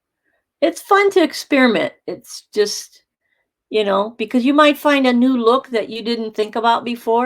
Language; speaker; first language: English; native; English